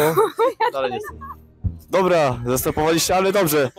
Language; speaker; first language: Polish; native; Polish